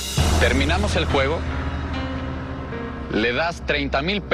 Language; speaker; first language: Spanish; native; Spanish